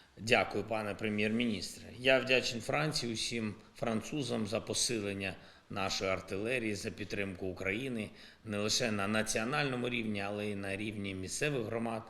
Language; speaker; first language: Ukrainian; non-native, local second language; Russian